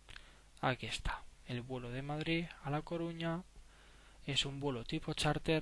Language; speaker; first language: Spanish; native; Spanish